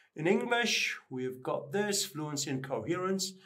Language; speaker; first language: English; non-native, fluent; Persian